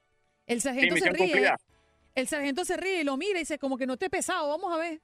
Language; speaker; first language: Spanish; native; Spanish